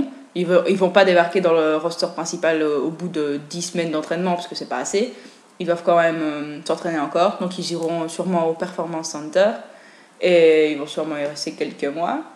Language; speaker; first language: French; native; French